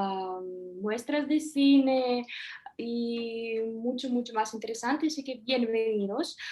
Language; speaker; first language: Spanish; non-native, fluent; Russian